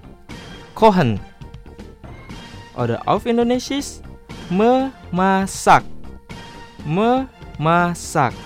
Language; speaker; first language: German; non-native, fluent; Indonesian